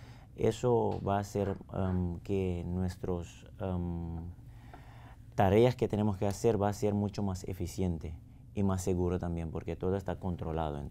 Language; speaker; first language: Spanish; non-native, fluent; Papiamento